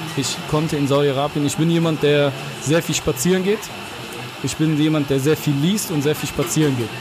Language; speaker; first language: German; early bilingual, other home language; Arabic